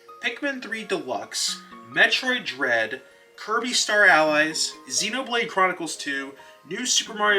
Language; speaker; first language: English; native; English